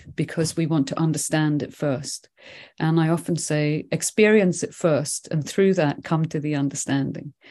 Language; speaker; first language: English; early bilingual, other home language; Swedish